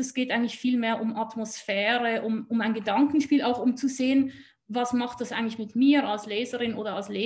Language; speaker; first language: German; native; German